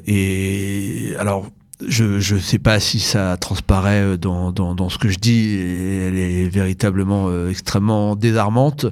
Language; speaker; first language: French; native; French